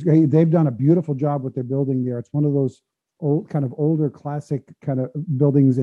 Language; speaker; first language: English; native; English